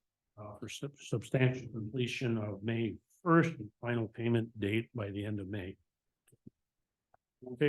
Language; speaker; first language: English; native; English